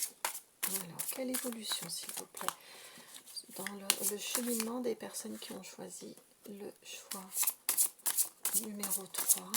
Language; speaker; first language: French; native; French